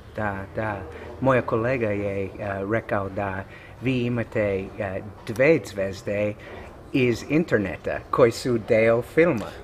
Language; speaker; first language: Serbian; non-native, learner; English